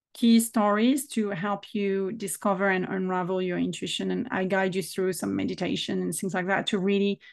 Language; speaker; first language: English; non-native, fluent; French